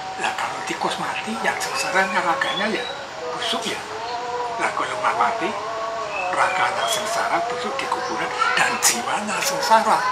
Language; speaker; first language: Indonesian; non-native, local second language; Javanese